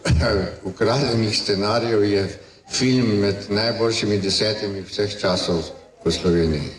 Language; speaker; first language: Slovenian; native; Slovenian